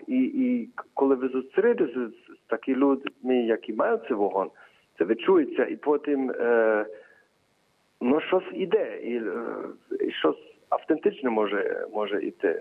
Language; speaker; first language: Ukrainian; early bilingual, heritage; Ukrainian